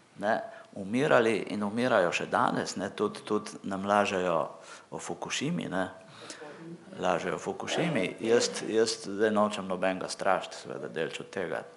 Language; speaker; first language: Slovenian; native; Slovenian